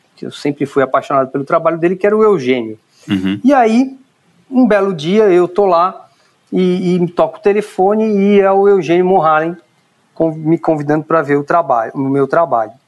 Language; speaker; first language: Portuguese; native; Portuguese